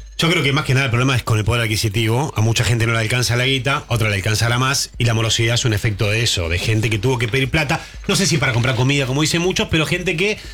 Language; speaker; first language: Spanish; native; Spanish